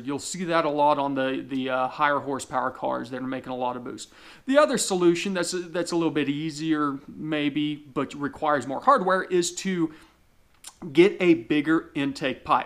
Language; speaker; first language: English; native; English